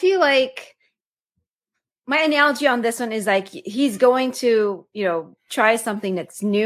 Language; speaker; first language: English; non-native, local second language; Filipino